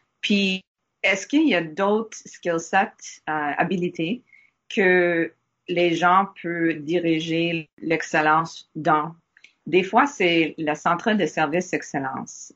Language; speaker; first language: French; non-native, learner; English